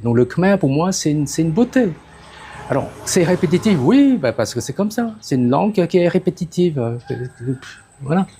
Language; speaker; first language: French; non-native, fluent; Khmer